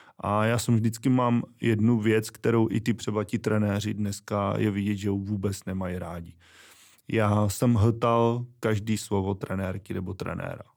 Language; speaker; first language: Czech; native; Czech